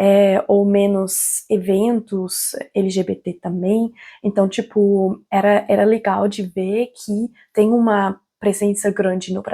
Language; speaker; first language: Portuguese; non-native, fluent; German